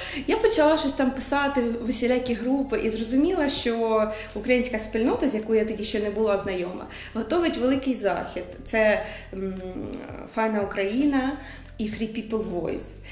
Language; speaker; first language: Ukrainian; native; Ukrainian